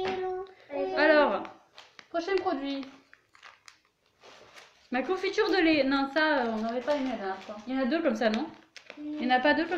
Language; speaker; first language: French; native; French